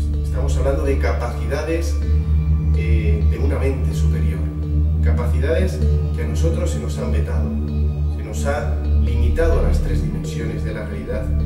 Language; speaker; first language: Spanish; native; Spanish